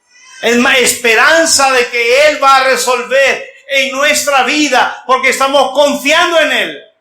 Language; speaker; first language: Spanish; native; Spanish